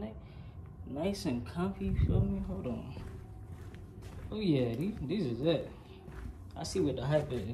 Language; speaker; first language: English; native; English